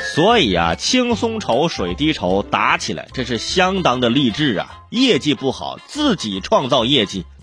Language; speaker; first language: Chinese; native; Chinese